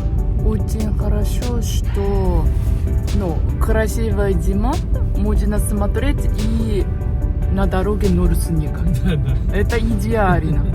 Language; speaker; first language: Russian; non-native, learner; Japanese